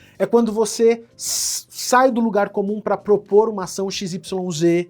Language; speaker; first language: Portuguese; native; Portuguese